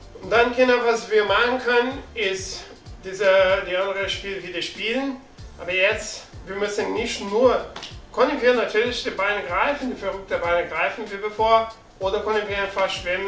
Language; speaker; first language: German; non-native, learner; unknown